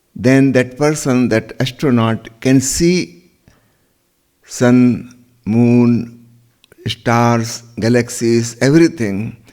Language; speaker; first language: English; non-native, local second language; Hindi